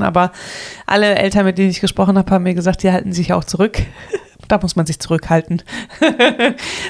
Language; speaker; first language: German; native; German